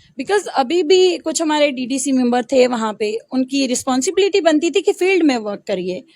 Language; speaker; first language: Hindi; non-native, local second language; Pahari-Potwari